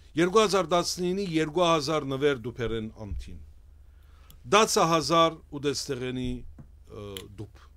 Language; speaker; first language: Armenian; early bilingual, heritage; Armenian